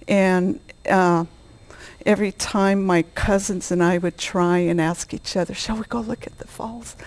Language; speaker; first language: English; native; English